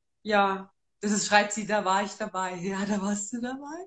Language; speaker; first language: German; native; German